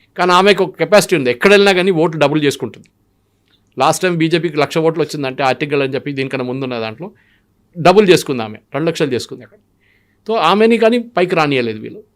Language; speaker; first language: Telugu; non-native, local second language; Malayalam